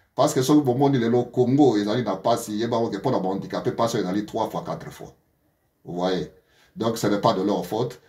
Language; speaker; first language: French; non-native, local second language; Lingala